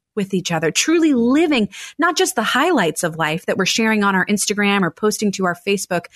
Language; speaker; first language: English; native; English